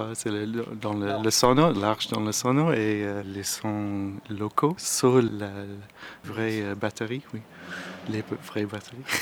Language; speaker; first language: French; non-native, learner; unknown